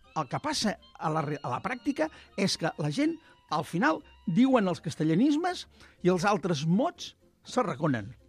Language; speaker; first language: Catalan; native; Catalan